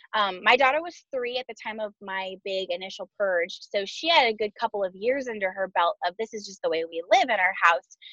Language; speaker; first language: English; native; English